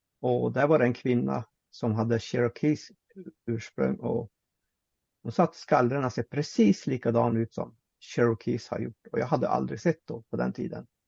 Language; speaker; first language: Swedish; native; Swedish